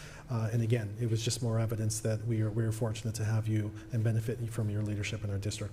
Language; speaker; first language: English; native; English